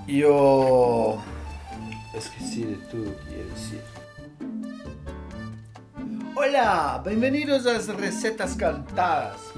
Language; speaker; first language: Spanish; non-native, learner; Portuguese